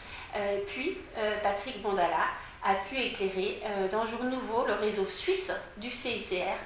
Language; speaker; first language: French; native; French